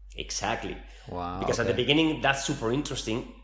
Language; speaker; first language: English; non-native, fluent; Spanish